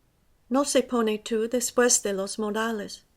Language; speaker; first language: Spanish; non-native, fluent; English